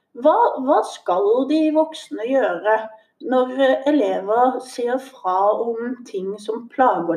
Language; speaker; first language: Norwegian; native; Norwegian